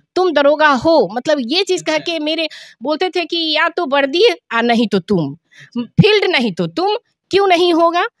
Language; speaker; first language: Hindi; native; Hindi